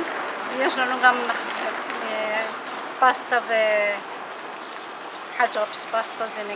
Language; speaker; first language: Hebrew; non-native, local second language; Adyghe